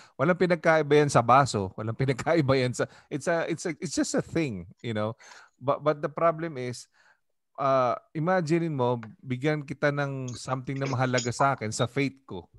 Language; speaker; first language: Filipino; native; Filipino